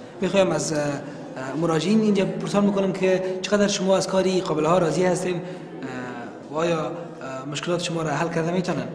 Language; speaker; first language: Persian; native; Persian